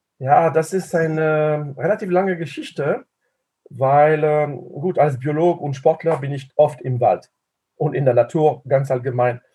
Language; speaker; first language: German; non-native, fluent; French